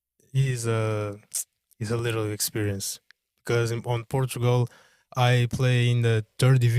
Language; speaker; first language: English; non-native, learner; Portuguese